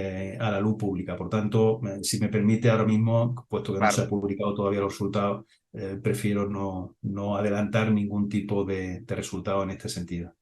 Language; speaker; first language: Spanish; native; Spanish